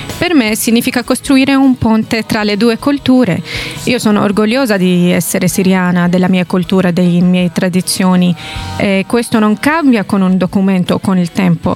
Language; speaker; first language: Italian; non-native, fluent; Arabic